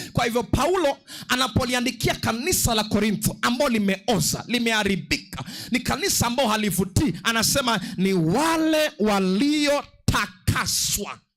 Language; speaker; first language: Swahili; non-native, local second language; Luo (Kenya and Tanzania)